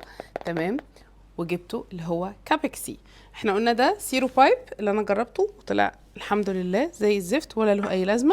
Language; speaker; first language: Arabic; native; Arabic